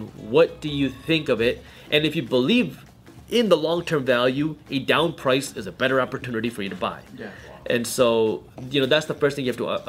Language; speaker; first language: English; early bilingual, other home language; Punjabi